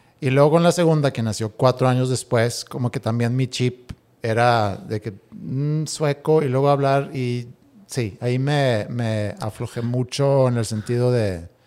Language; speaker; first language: Spanish; non-native, fluent; Swedish